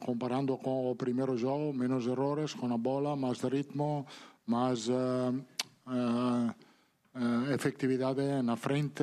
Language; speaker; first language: Portuguese; non-native, fluent; Italian